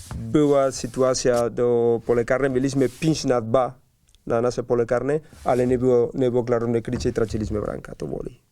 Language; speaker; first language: Polish; non-native, learner; Spanish